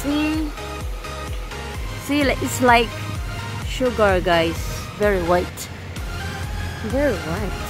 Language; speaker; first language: English; non-native, learner; Filipino